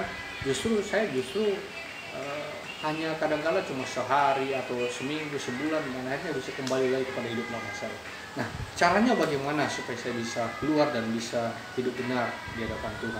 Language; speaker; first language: Indonesian; native; Indonesian